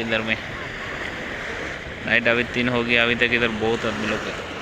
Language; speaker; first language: Hindi; non-native, learner; Bangla